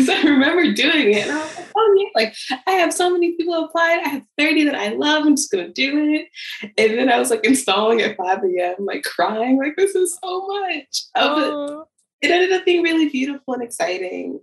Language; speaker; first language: English; native; English